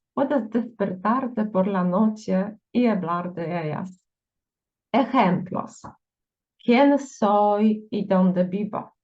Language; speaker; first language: Spanish; non-native, fluent; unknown